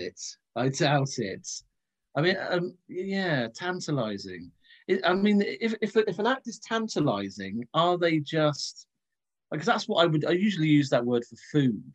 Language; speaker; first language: English; native; English